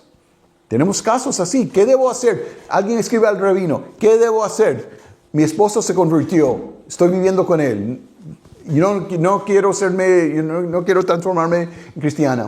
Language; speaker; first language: Spanish; non-native, fluent; English